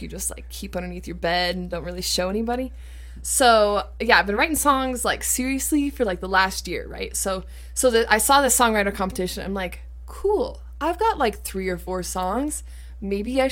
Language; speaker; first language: English; native; English